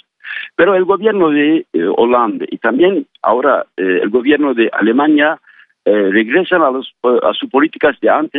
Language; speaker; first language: Spanish; non-native, fluent; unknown